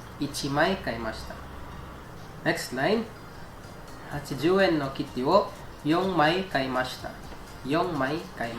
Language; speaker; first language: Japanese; non-native, fluent; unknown